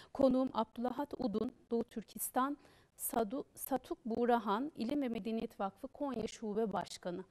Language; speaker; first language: Turkish; native; Turkish